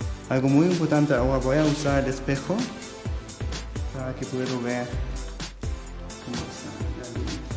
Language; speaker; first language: Spanish; non-native, learner; German